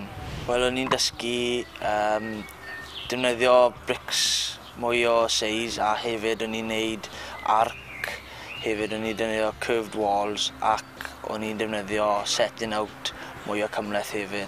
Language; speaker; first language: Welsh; native; Welsh